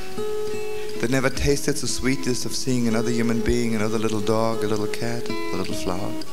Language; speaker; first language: English; native; English